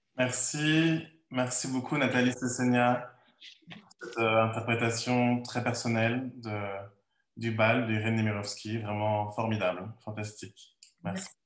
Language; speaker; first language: French; native; French